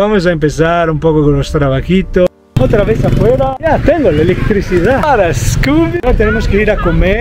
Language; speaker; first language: Spanish; non-native, fluent; Italian